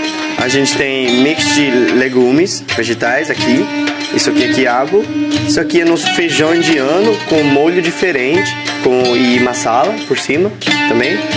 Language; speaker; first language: Portuguese; non-native, fluent; Hindi